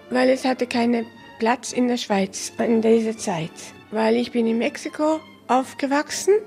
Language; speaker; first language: German; early bilingual, heritage; German